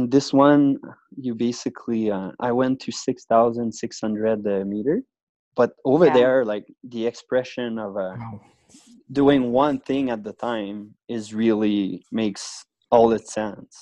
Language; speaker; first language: English; non-native, fluent; French